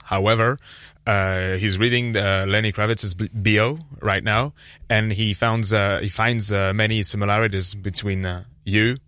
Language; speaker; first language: English; non-native, fluent; French